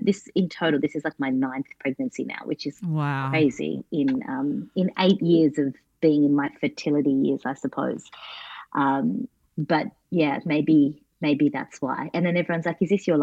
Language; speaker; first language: English; native; English